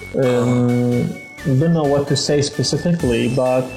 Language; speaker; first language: English; non-native, fluent; Arabic